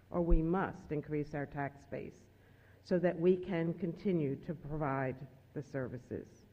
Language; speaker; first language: English; native; English